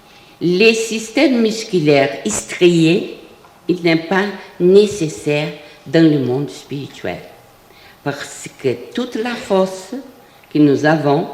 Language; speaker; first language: French; non-native, fluent; Portuguese